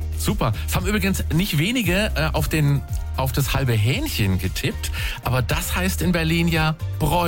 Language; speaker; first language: German; native; German